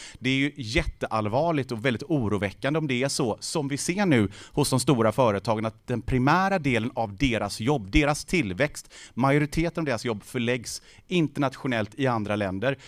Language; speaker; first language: Swedish; native; Swedish